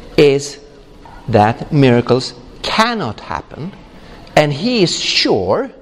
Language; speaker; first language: English; non-native, fluent; Swedish